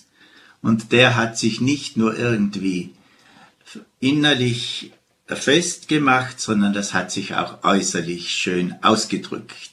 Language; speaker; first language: German; native; German